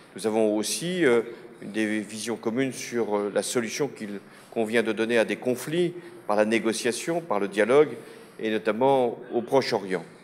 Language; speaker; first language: French; native; French